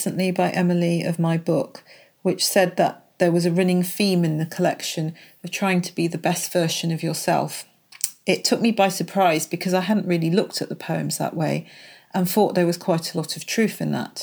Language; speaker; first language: English; native; English